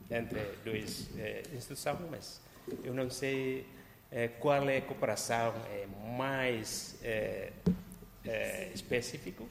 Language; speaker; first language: Portuguese; non-native, local second language; Tetum